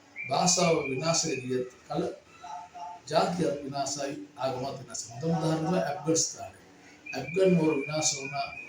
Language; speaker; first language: Sinhala; native; Sinhala